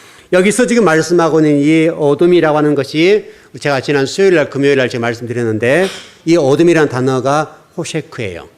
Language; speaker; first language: Korean; native; Korean